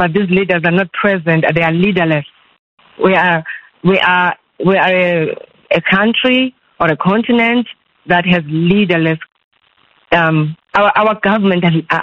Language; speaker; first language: English; non-native, local second language; Xhosa